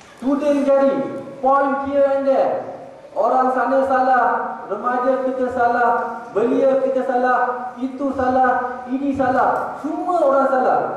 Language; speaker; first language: Malay; native; Malay